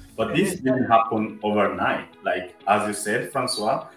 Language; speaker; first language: English; non-native, fluent; Italian